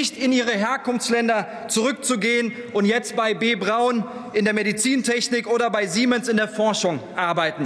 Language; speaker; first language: German; early bilingual, other home language; Turkish